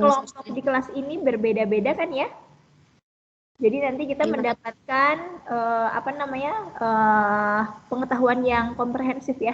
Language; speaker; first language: Indonesian; native; Indonesian